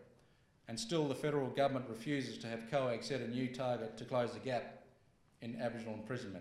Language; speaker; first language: English; native; English